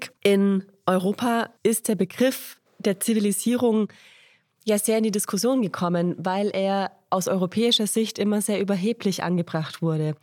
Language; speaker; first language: German; native; German